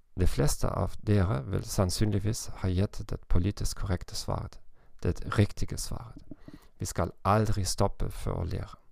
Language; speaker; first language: Norwegian; non-native, learner; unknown